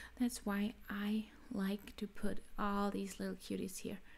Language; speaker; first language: English; non-native, fluent; German